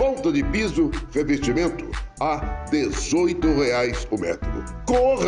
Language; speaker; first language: Portuguese; native; Portuguese